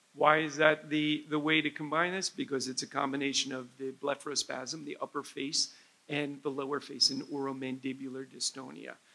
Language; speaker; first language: English; native; English